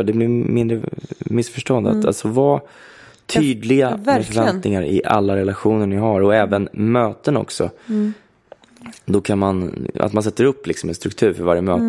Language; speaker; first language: Swedish; native; Swedish